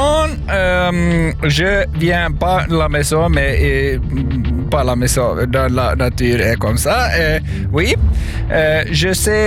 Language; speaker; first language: French; non-native, learner; Swedish